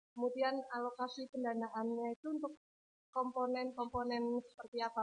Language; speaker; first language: Indonesian; native; Indonesian